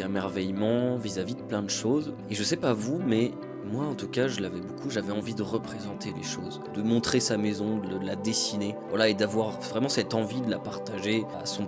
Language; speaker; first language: French; native; French